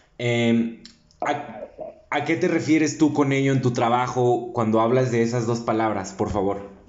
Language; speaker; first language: Spanish; native; Spanish